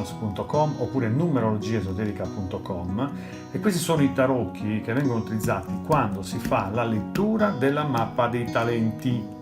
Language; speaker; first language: Italian; native; Italian